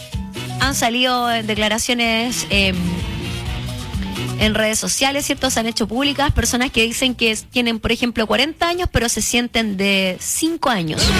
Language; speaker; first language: Spanish; native; Spanish